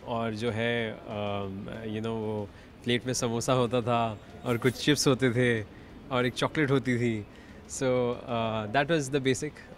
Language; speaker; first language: Hindi; native; Hindi